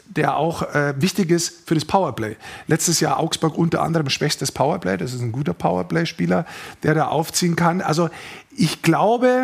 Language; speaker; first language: German; native; German